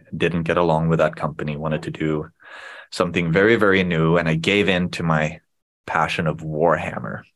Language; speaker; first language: English; non-native, fluent; Swedish